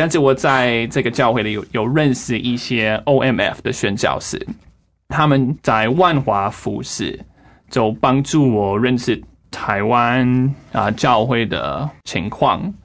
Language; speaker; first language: Chinese; non-native, fluent; English